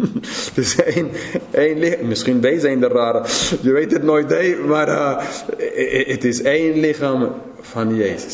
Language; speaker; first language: Dutch; non-native, fluent; English